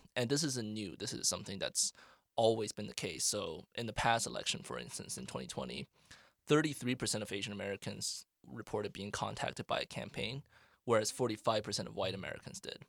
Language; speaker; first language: English; non-native, fluent; Chinese